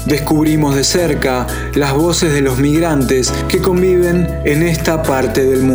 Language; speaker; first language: Spanish; native; Spanish